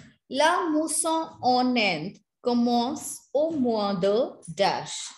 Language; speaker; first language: French; non-native, fluent; Hindi